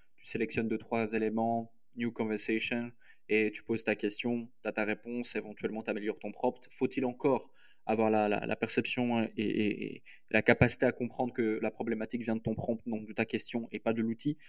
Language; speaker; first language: French; native; French